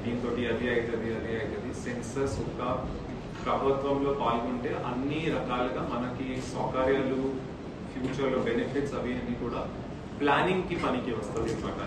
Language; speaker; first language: Telugu; non-native, fluent; Hindi